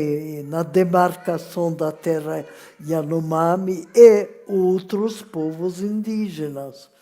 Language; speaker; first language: Portuguese; non-native, fluent; French